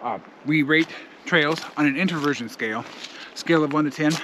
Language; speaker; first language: English; native; English